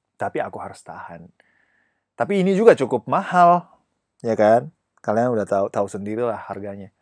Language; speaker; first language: Indonesian; non-native, fluent; Japanese